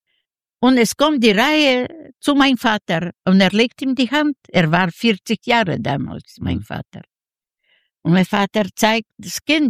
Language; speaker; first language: German; non-native, learner; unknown